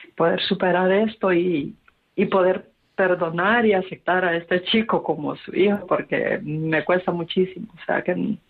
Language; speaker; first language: Spanish; native; Spanish